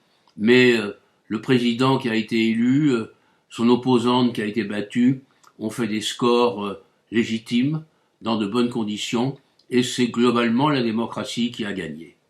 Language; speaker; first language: French; native; French